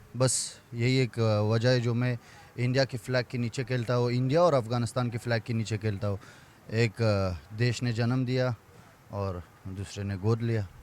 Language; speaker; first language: Hindi; non-native, fluent; Persian